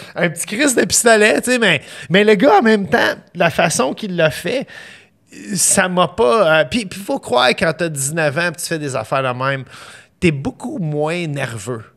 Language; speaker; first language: French; native; French